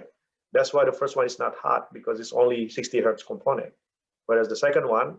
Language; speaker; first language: English; non-native, fluent; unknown